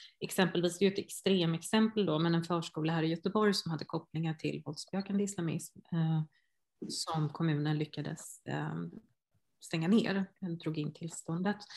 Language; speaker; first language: Swedish; native; Swedish